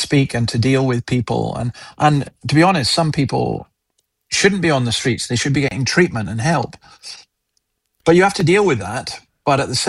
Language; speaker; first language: English; native; English